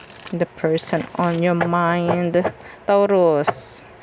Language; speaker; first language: English; non-native, local second language; Filipino